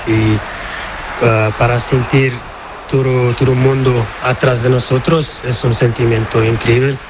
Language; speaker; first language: Spanish; non-native, learner; Portuguese